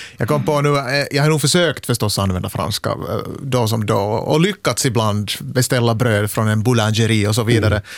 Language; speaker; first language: Swedish; native; Swedish